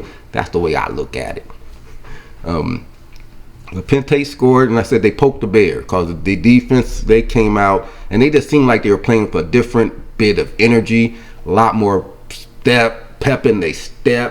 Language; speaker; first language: English; native; English